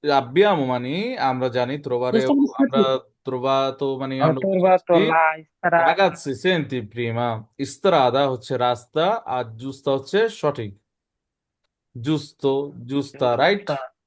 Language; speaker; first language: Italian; non-native, learner; Bangla